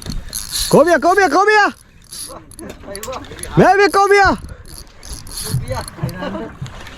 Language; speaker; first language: English; non-native, learner; Hindi